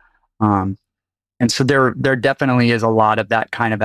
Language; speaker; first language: English; native; English